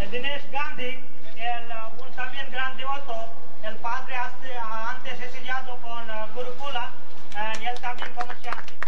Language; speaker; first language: Spanish; non-native, learner; Gujarati